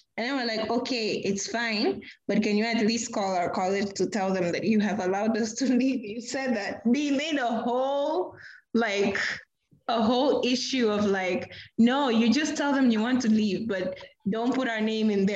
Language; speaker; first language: English; non-native, fluent; Portuguese